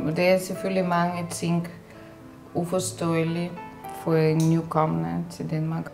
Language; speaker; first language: Danish; non-native, fluent; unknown